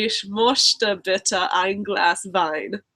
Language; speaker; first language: German; non-native, learner; English